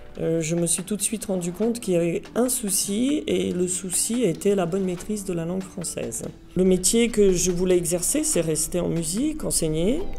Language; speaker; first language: French; non-native, fluent; Serbian